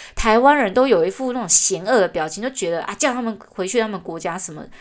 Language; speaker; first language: Chinese; native; Chinese